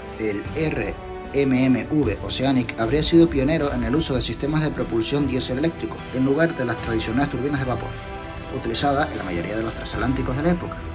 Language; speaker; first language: Spanish; native; Spanish